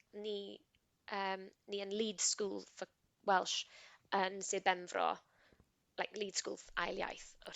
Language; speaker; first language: Welsh; non-native, local second language; English